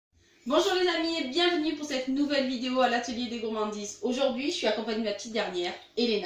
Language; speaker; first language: French; native; French